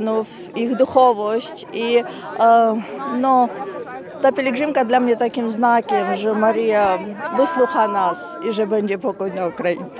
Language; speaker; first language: Polish; non-native, learner; Russian